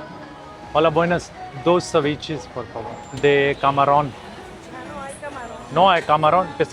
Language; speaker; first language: Spanish; non-native, learner; Urdu